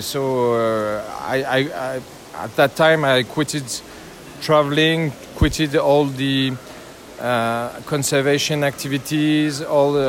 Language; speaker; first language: English; non-native, learner; French